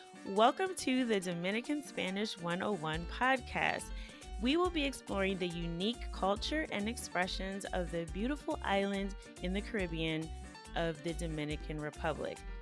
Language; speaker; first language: English; native; English